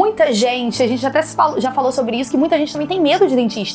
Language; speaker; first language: Portuguese; native; Portuguese